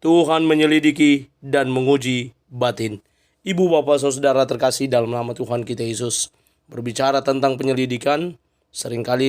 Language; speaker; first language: Indonesian; native; Indonesian